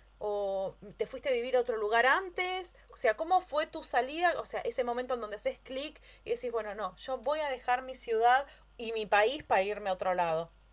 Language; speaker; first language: Spanish; native; Spanish